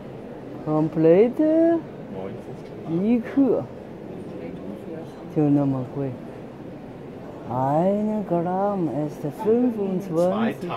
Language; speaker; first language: German; non-native, learner; Chinese